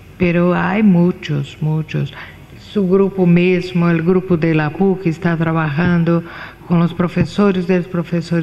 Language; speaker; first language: Spanish; non-native, fluent; Portuguese